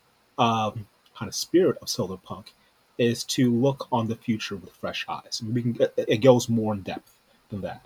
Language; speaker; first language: English; native; English